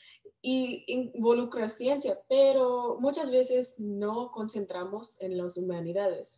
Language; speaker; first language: Spanish; non-native, learner; English